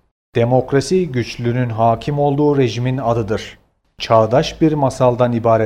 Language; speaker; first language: Turkish; native; Turkish